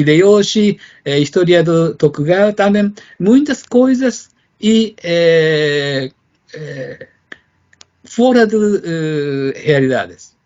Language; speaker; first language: Portuguese; non-native, fluent; Japanese